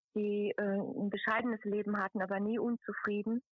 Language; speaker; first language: German; native; German